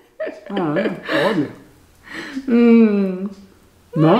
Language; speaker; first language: Portuguese; non-native, learner; Turkish